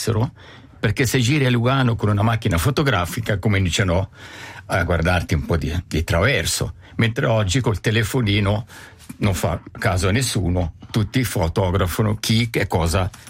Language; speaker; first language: Italian; native; Italian